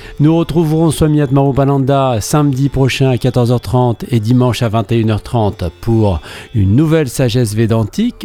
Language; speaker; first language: French; native; French